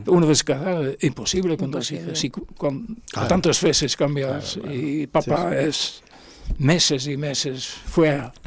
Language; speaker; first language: Spanish; non-native, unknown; Limburgish